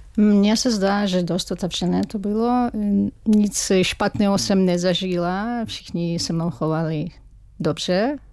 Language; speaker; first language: Czech; non-native, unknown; Ukrainian